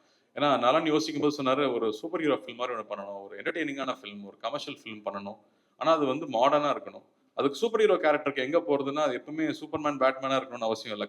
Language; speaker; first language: Tamil; native; Tamil